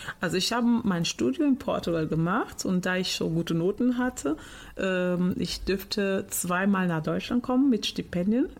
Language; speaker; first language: German; non-native, fluent; Portuguese